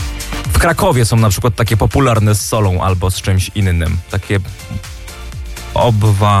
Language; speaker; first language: Polish; native; Polish